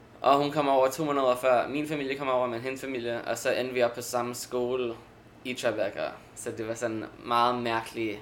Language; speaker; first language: Danish; early bilingual, heritage; Danish